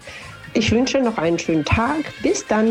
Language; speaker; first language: German; native; German